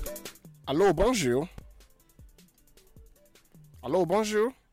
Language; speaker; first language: French; non-native, fluent; English